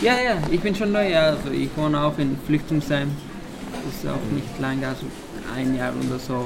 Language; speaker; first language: German; non-native, learner; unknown